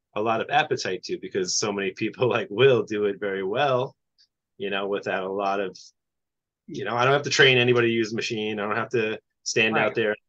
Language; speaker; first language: English; native; English